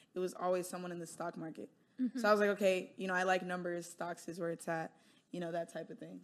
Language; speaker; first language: English; native; English